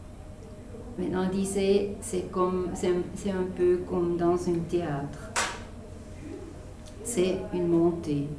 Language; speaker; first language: French; non-native, fluent; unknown